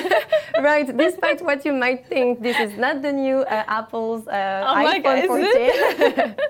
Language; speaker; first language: English; non-native, fluent; French